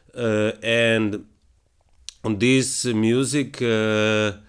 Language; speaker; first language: English; non-native, fluent; Slovenian